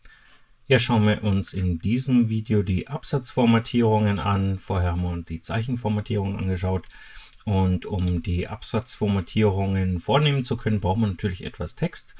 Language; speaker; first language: German; native; German